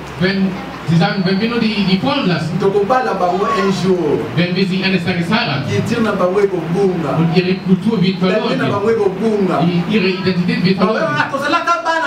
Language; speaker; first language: German; non-native, learner; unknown